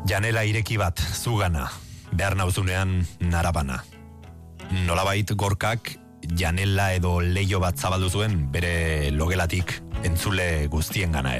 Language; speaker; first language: Basque; native; Basque